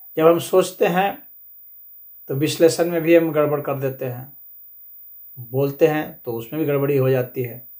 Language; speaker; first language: Hindi; native; Hindi